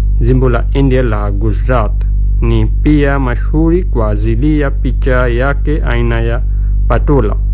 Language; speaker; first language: Swahili; non-native, fluent; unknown